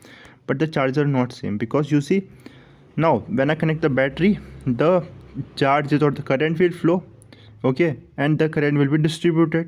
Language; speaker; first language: English; non-native, local second language; Hindi